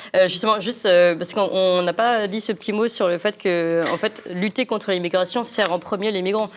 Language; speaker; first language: French; native; French